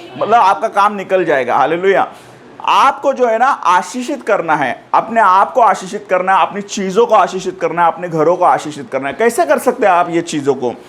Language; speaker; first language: Hindi; non-native, local second language; Marathi